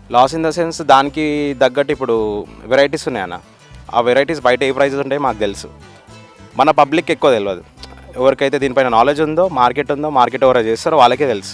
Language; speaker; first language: Telugu; native; Telugu